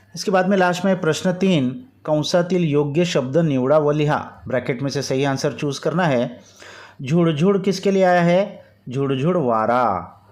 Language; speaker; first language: Hindi; non-native, local second language; Marathi